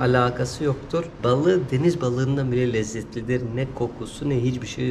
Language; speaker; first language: Turkish; native; Turkish